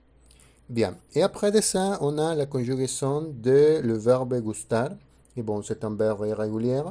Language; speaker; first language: French; non-native, fluent; Spanish